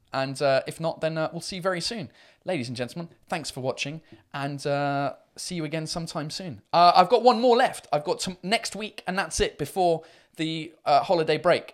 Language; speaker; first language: English; native; English